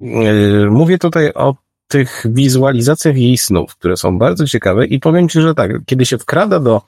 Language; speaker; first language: Polish; native; Polish